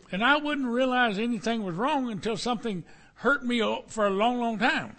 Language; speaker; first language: English; native; English